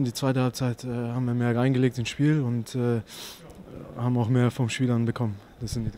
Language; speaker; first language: German; native; German